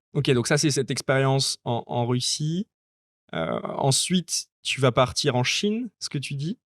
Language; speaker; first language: French; native; French